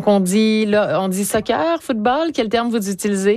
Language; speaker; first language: French; native; French